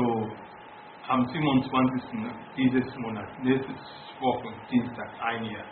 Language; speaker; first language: German; non-native, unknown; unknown